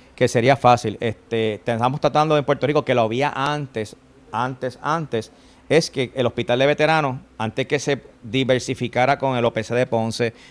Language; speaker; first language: Spanish; native; Spanish